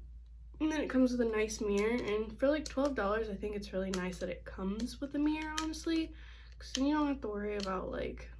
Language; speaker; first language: English; native; English